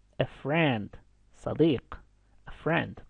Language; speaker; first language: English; non-native, fluent; Arabic